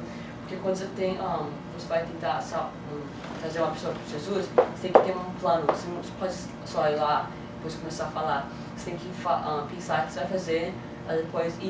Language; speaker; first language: Portuguese; early bilingual, heritage; English